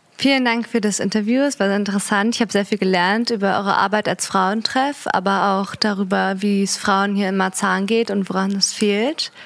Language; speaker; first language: German; native; German